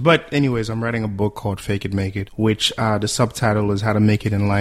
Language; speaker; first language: English; early bilingual, other home language; Haitian Creole